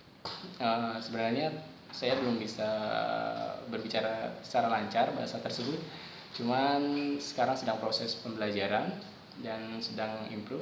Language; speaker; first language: Indonesian; non-native, local second language; Javanese